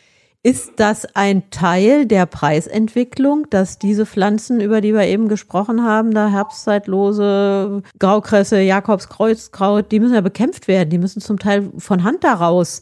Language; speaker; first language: German; native; German